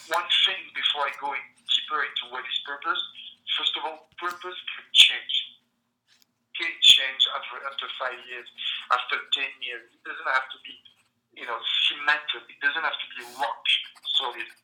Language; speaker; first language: English; non-native, fluent; French